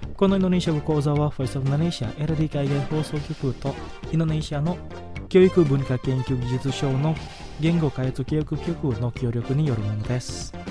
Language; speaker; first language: Japanese; non-native, fluent; Indonesian